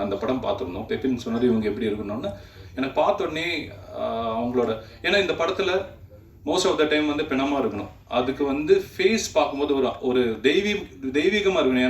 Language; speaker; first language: Tamil; native; Tamil